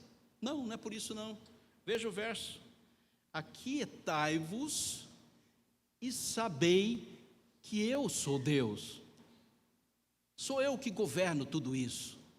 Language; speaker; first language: Portuguese; native; Portuguese